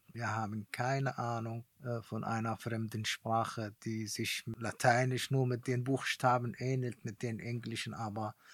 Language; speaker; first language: German; non-native, fluent; Arabic